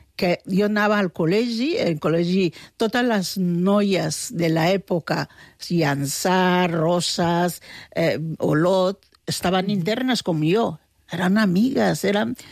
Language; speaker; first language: Catalan; non-native, fluent; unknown